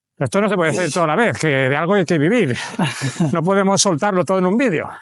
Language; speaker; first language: Spanish; native; Spanish